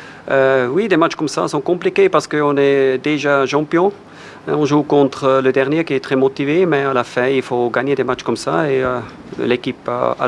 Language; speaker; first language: French; non-native, fluent; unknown